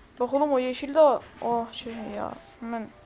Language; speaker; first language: Turkish; native; Turkish